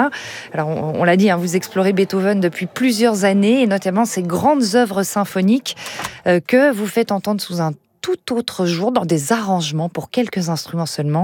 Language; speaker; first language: French; native; French